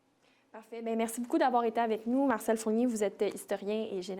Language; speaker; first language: French; native; French